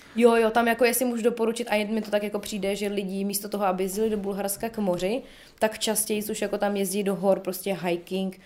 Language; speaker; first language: Czech; early bilingual, other home language; Bulgarian